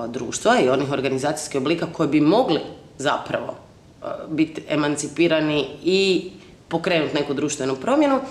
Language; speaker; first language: Croatian; native; Croatian